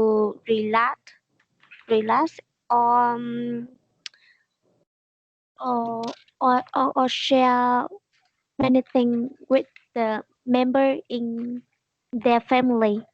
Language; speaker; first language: English; non-native, learner; Vietnamese